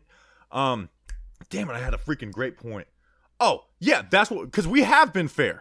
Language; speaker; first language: English; native; English